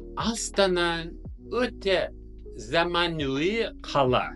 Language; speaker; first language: Kazakh; non-native, fluent; English